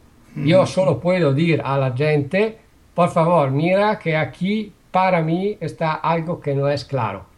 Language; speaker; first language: Spanish; non-native, learner; Italian